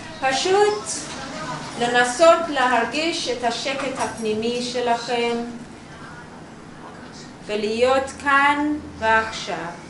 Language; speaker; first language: Hebrew; non-native, learner; English